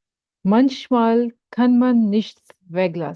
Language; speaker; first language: German; non-native, fluent; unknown